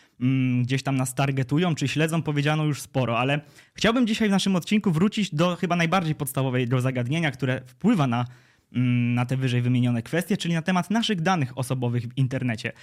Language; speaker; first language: Polish; native; Polish